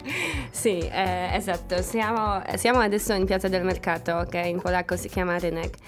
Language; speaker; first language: Italian; non-native, fluent; Polish